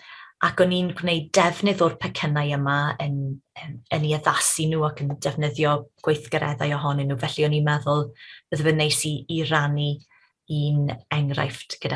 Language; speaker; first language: Welsh; native; Welsh